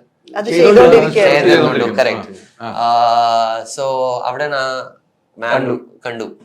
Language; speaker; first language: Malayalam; non-native, learner; Tamil